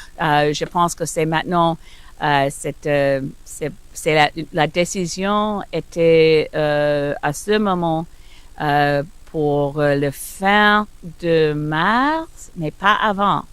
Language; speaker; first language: French; non-native, learner; English